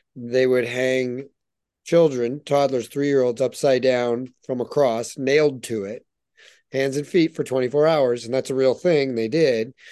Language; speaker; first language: English; native; English